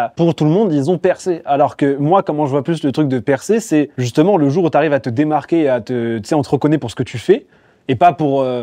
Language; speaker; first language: French; native; French